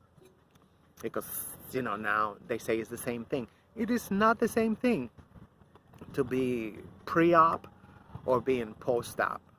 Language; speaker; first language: English; non-native, fluent; Spanish